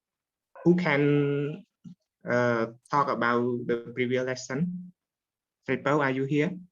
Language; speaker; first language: English; non-native, learner; Khmer